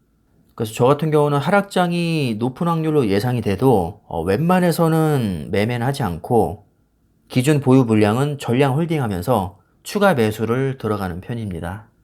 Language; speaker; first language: Korean; native; Korean